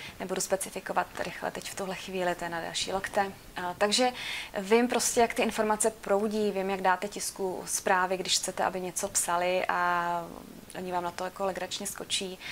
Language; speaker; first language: Czech; native; Czech